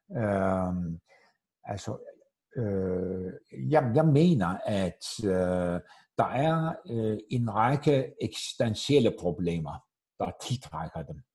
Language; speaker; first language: Danish; non-native, fluent; Turkish